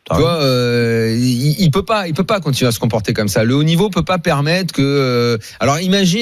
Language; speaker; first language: French; native; French